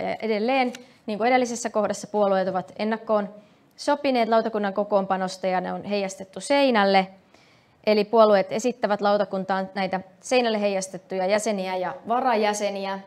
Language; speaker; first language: Finnish; native; Finnish